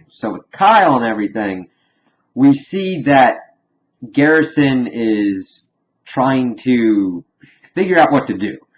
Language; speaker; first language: English; native; English